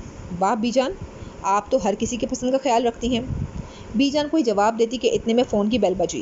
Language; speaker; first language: Urdu; native; Urdu